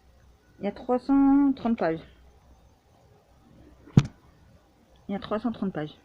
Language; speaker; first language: French; native; French